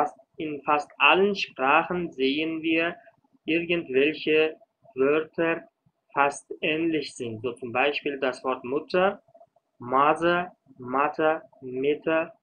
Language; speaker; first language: German; non-native, fluent; Uzbek